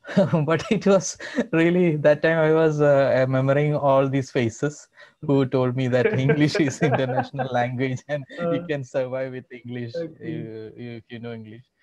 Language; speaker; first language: English; non-native, local second language; Malayalam